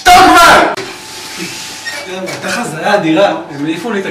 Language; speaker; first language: Hebrew; native; Hebrew